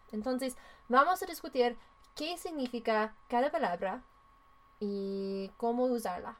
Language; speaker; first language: Spanish; non-native, learner; English